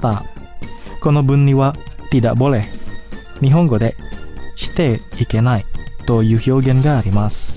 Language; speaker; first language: Japanese; non-native, fluent; Indonesian